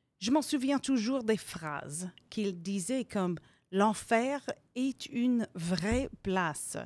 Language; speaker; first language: French; non-native, fluent; English